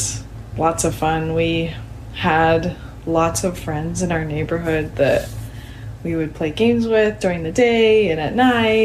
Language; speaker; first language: English; native; English